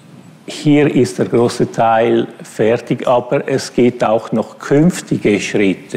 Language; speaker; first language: German; non-native, fluent; Italian